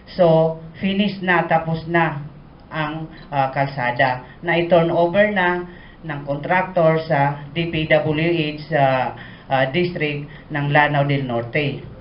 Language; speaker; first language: Filipino; non-native, local second language; Maranao